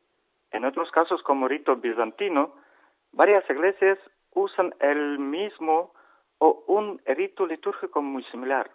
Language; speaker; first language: Spanish; non-native, learner; Ukrainian